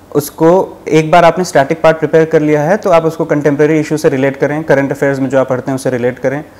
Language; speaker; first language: Hindi; native; Hindi